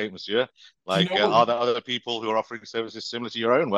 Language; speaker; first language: English; native; English